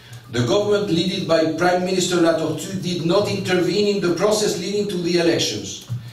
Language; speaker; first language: English; non-native, fluent; Spanish